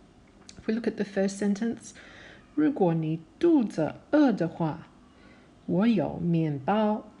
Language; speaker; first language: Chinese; non-native, fluent; English